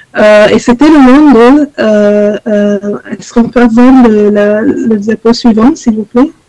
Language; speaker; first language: French; non-native, fluent; Arabic